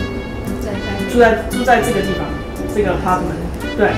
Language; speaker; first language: Chinese; native; Chinese